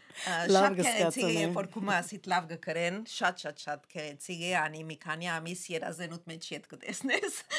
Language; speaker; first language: Armenian; early bilingual, heritage; Armenian